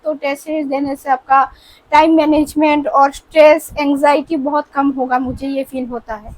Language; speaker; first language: Hindi; non-native, local second language; Bangla